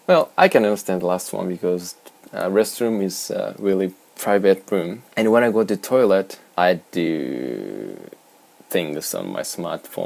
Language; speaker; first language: English; non-native, fluent; Japanese